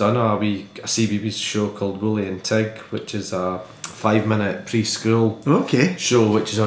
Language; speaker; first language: English; native; English